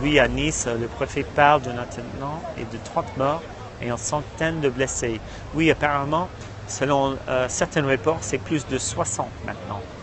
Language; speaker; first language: French; non-native, fluent; English